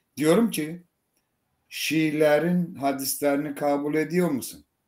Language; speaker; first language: Turkish; non-native, learner; Azerbaijani